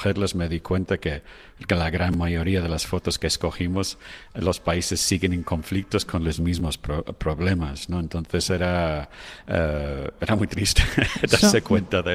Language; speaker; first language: Spanish; non-native, fluent; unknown